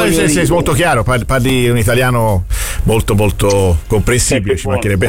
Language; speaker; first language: Italian; native; Italian